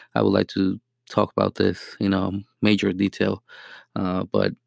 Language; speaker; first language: English; non-native, fluent; Spanish